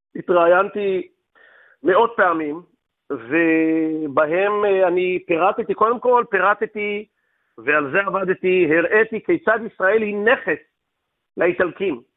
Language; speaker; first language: Hebrew; native; Hebrew